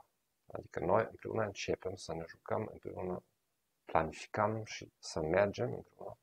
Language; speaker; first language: Romanian; non-native, fluent; German